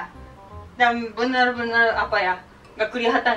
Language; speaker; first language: Indonesian; non-native, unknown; Japanese